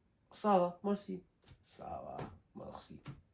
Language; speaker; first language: French; non-native, learner; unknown